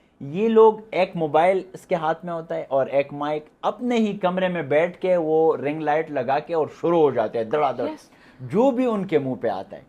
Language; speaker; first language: Urdu; non-native, local second language; Pashto